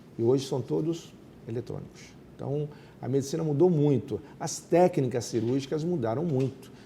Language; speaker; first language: Portuguese; native; Portuguese